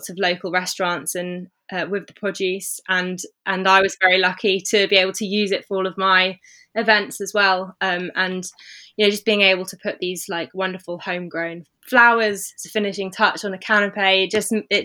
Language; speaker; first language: English; native; English